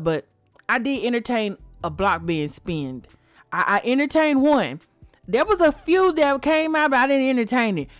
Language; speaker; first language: English; native; English